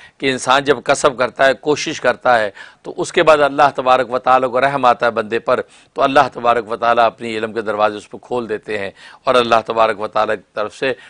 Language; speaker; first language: Urdu; native; Urdu